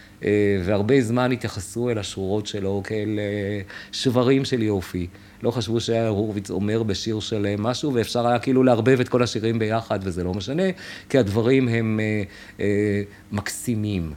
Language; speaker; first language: Hebrew; native; Hebrew